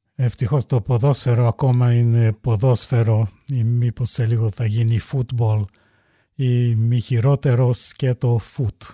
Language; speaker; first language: Greek; early bilingual, heritage; Greek